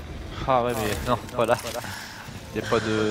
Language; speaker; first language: French; native; French